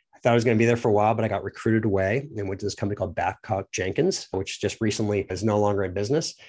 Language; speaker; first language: English; native; English